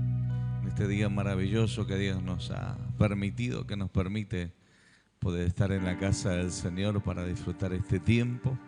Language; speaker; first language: Spanish; native; Spanish